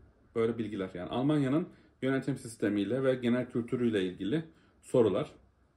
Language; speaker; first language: Turkish; early bilingual, heritage; Turkish